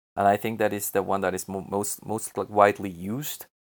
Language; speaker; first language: English; non-native, fluent; Spanish